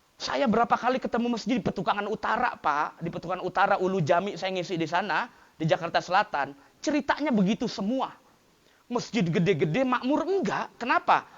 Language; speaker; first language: Indonesian; native; Indonesian